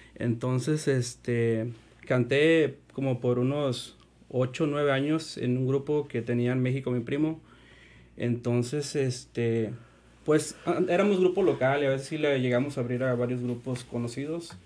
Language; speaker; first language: Spanish; native; Spanish